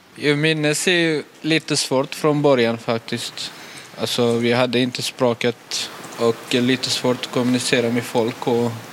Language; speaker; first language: Swedish; non-native, fluent; Tigrinya